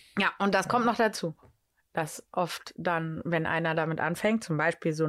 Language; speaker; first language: German; native; German